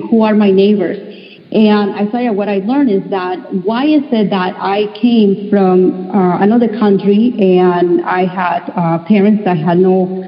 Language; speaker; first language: English; non-native, fluent; Spanish